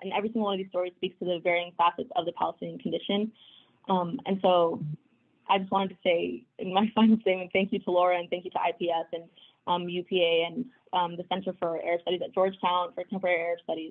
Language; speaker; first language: English; native; English